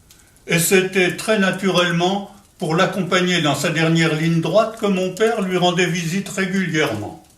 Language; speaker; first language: French; native; French